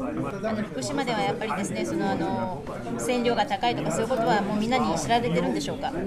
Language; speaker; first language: German; non-native, fluent; Japanese